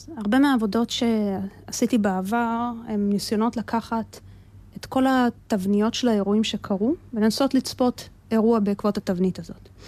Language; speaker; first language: Hebrew; early bilingual, other home language; Russian